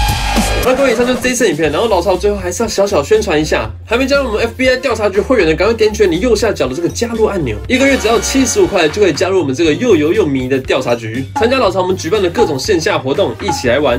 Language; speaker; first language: Chinese; native; Chinese